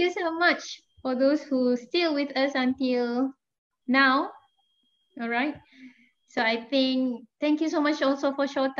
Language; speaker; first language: English; non-native, fluent; Malay